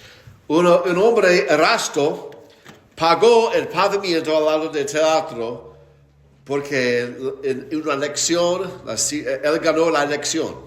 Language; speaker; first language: Spanish; non-native, fluent; English